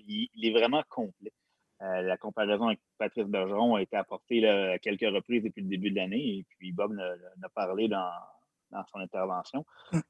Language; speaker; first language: French; native; French